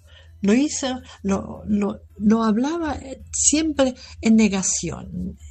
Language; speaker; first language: Spanish; non-native, fluent; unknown